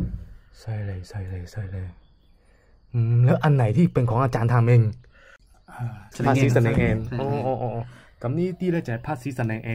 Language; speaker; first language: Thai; non-native, fluent; Cantonese